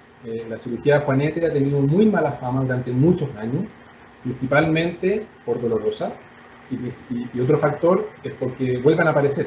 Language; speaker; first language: Spanish; native; Spanish